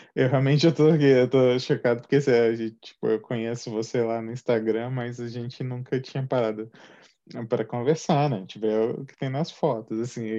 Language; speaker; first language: Portuguese; native; Portuguese